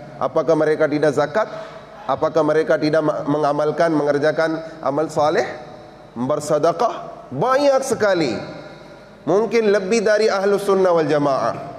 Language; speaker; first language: Indonesian; non-native, learner; Urdu